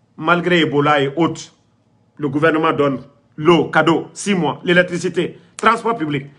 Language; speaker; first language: French; non-native, local second language; Mandingo